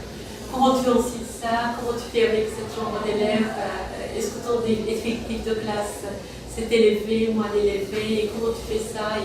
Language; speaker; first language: French; non-native, fluent; Persian